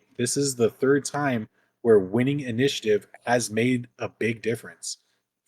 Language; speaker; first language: English; native; English